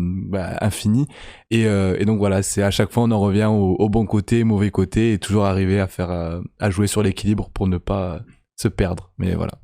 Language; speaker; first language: French; native; French